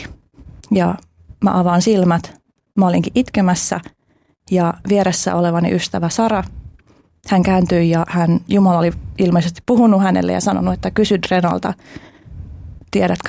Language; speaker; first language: Finnish; early bilingual, other home language; Albanian